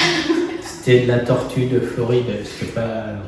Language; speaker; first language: French; native; French